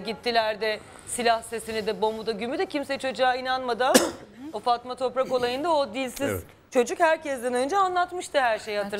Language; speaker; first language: Turkish; native; Turkish